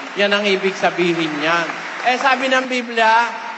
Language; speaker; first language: Filipino; native; Filipino